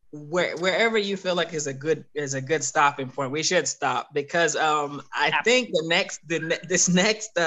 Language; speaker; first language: English; native; English